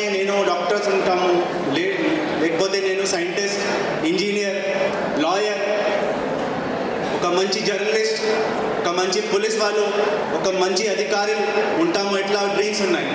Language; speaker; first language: Telugu; non-native, fluent; Hindi